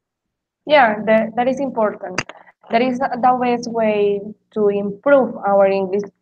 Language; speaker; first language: English; non-native, learner; Spanish